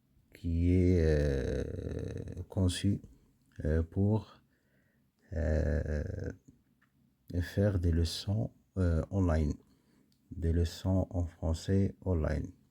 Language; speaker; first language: French; non-native, local second language; Arabic